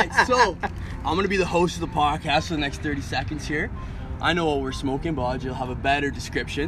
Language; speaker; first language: English; native; English